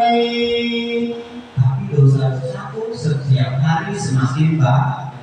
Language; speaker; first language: Indonesian; native; Indonesian